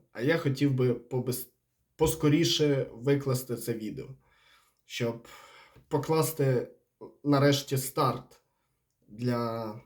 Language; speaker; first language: Ukrainian; non-native, local second language; Russian